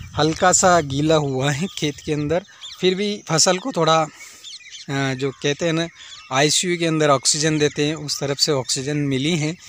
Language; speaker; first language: Hindi; native; Hindi